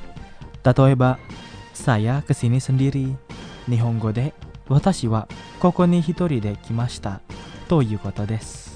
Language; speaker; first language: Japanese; non-native, fluent; Indonesian